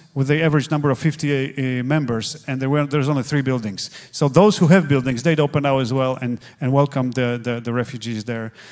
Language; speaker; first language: English; non-native, fluent; Polish